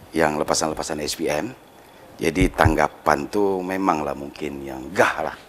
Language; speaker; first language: Malay; native; Malay